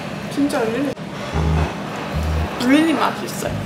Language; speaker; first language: Korean; non-native, learner; Persian